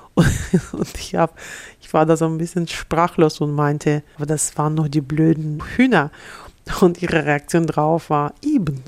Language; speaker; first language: German; non-native, fluent; Ukrainian